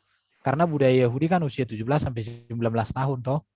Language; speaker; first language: Indonesian; native; Indonesian